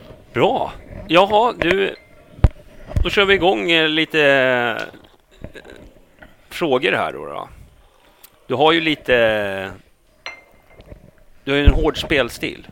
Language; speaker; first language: Swedish; native; Swedish